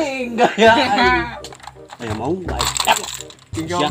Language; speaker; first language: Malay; non-native, local second language; Sundanese